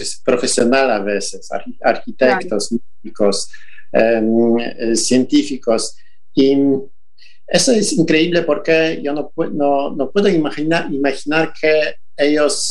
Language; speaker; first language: Spanish; non-native, fluent; Polish